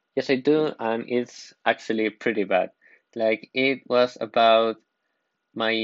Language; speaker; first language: English; non-native, fluent; Spanish